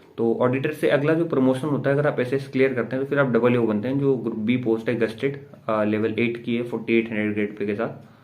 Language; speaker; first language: Hindi; native; Hindi